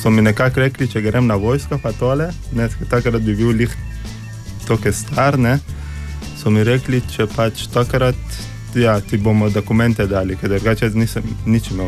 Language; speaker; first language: Slovenian; non-native, fluent; Persian